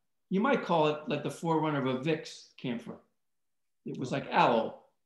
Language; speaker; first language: English; early bilingual, other home language; Italian